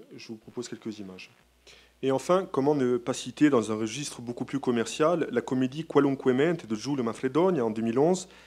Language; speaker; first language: French; native; French